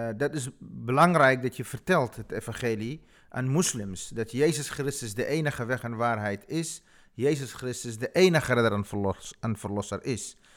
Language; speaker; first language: Dutch; non-native, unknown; Kurdish